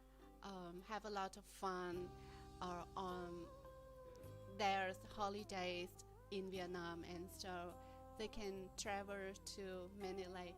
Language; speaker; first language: English; non-native, learner; Vietnamese